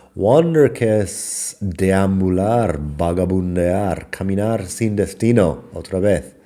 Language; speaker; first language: Spanish; non-native, fluent; English